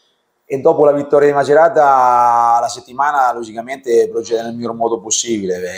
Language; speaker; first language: Italian; native; Italian